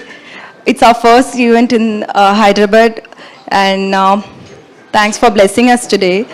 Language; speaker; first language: Telugu; non-native, local second language; Tamil